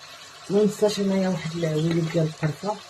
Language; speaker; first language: Arabic; native; Arabic